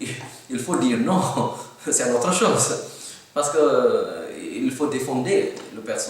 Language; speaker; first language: French; non-native, learner; Filipino